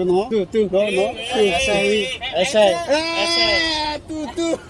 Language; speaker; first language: Spanish; non-native, learner; Korean